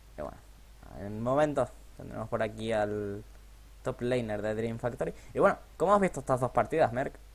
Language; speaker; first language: Spanish; native; Spanish